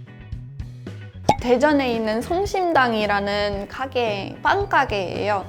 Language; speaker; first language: Korean; non-native, fluent; English